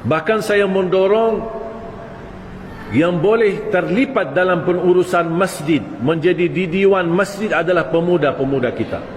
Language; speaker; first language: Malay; non-native, fluent; Arabic